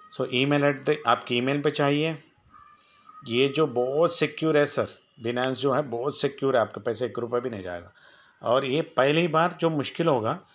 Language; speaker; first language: Hindi; non-native, local second language; Telugu